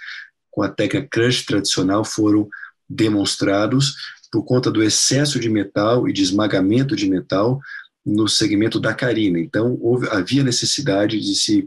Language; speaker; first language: Portuguese; non-native, fluent; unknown